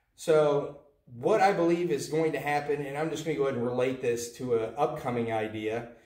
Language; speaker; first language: English; native; English